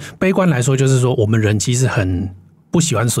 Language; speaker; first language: Chinese; native; Chinese